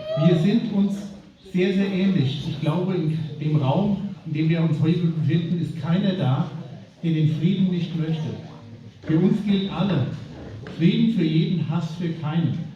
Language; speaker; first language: German; native; German